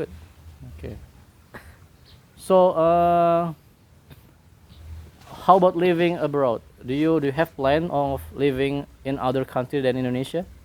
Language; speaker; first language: English; non-native, learner; Indonesian